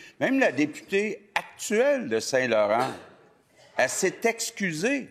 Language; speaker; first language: French; native; French